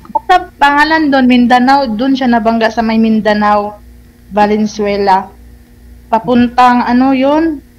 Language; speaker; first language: Filipino; non-native, local second language; Cebuano